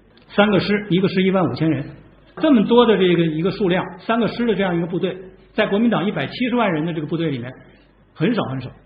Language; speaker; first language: Chinese; native; Chinese